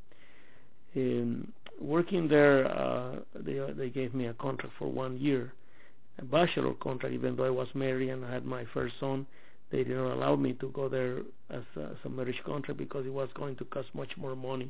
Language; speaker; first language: English; non-native, fluent; Spanish